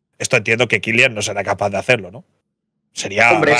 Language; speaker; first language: Spanish; native; Spanish